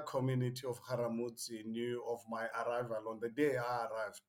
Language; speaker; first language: English; non-native, local second language; Northern Sotho